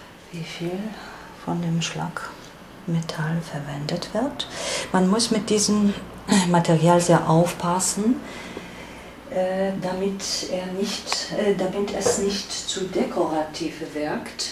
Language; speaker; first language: German; non-native, fluent; Polish